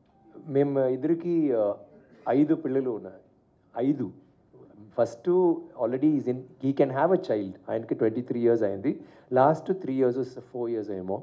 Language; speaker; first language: Telugu; non-native, learner; Tamil